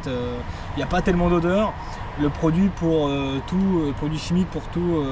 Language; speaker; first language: French; native; French